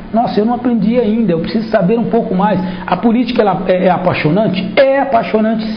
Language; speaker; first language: Portuguese; native; Portuguese